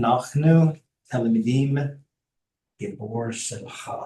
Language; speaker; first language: Hebrew; non-native, learner; English